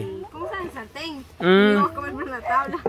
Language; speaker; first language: Spanish; native; Spanish